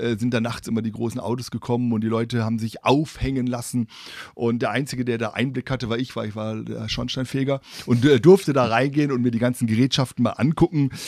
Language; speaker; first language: German; native; German